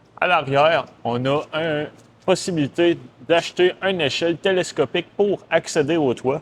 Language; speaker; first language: French; native; French